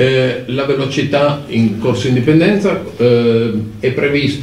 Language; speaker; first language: Italian; native; Italian